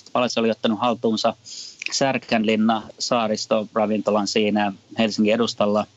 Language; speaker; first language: Finnish; native; Finnish